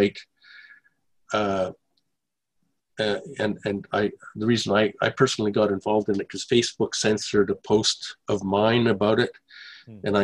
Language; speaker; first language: English; native; English